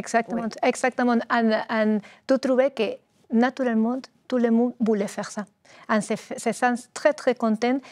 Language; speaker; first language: French; non-native, learner; Spanish